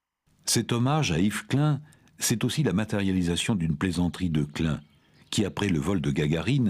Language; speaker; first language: French; native; French